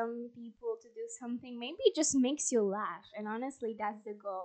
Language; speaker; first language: English; non-native, fluent; Polish